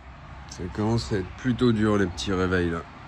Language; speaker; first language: French; native; French